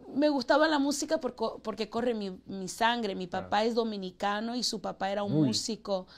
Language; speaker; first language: Spanish; early bilingual, heritage; Spanish